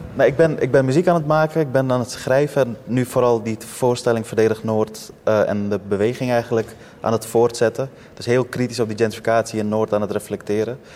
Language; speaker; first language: Dutch; early bilingual, other home language; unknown